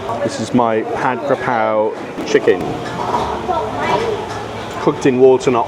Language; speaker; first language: English; native; English